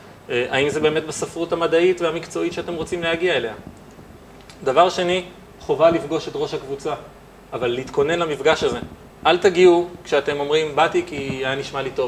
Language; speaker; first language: Hebrew; native; Hebrew